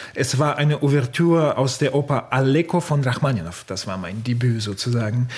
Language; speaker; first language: German; non-native, fluent; Russian